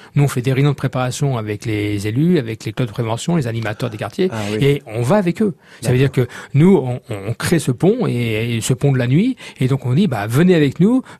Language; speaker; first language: French; native; French